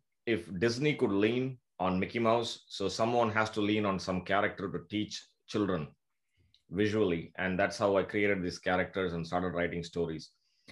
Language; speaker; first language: English; non-native, local second language; Tamil